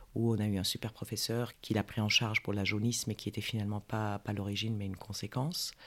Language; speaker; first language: French; native; French